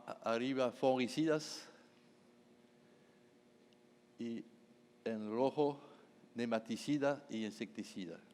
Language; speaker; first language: Spanish; non-native, fluent; French